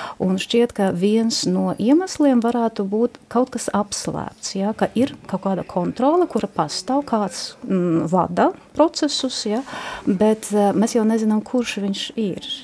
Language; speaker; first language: Latvian; non-native, local second language; Russian